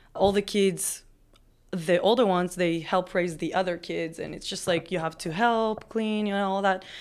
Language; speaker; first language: English; non-native, fluent; Hebrew